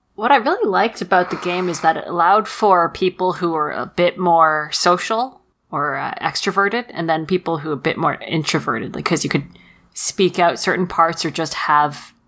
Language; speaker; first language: English; early bilingual, other home language; Chinese